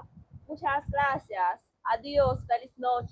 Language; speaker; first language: Spanish; non-native, learner; Chinese